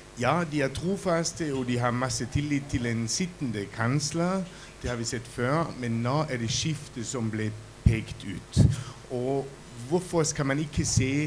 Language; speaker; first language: Norwegian; non-native, fluent; German